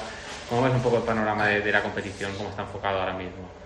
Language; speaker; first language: Spanish; native; Spanish